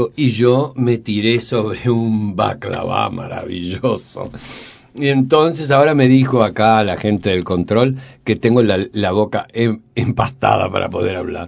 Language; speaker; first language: Spanish; native; Spanish